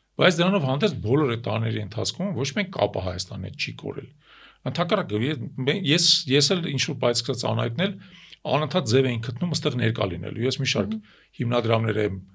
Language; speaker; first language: Armenian; native; Armenian